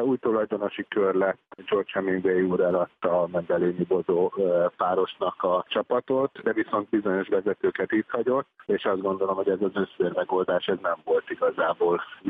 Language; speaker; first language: Hungarian; native; Hungarian